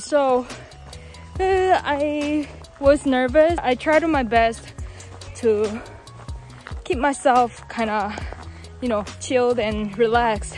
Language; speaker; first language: English; non-native, fluent; Korean